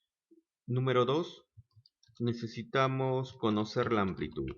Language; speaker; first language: Spanish; native; Spanish